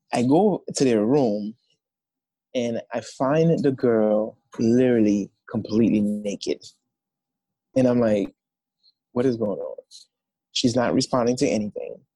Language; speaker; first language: English; non-native, fluent; Haitian Creole